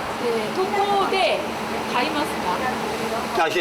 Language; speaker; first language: Japanese; non-native, learner; Korean